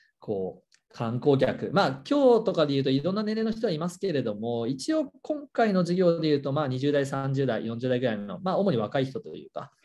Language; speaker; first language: Japanese; native; Japanese